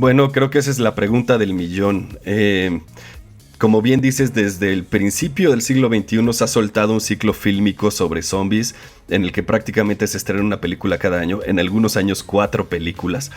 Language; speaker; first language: Spanish; native; Spanish